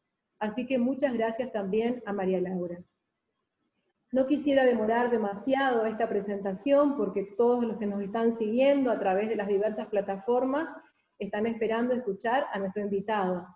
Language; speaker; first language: Spanish; native; Spanish